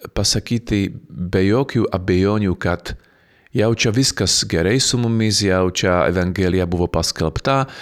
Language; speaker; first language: Lithuanian; non-native, fluent; Slovak